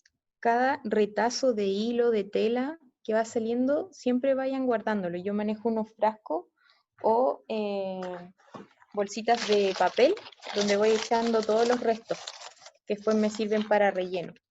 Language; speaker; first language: Spanish; native; Spanish